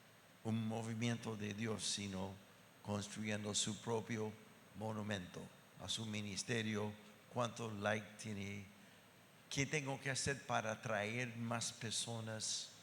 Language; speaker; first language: Spanish; non-native, fluent; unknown